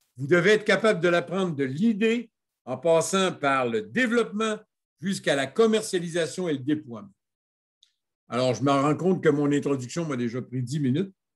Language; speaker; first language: French; native; French